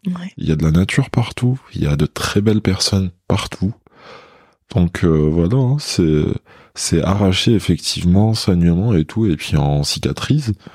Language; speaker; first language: French; non-native, local second language; Kabyle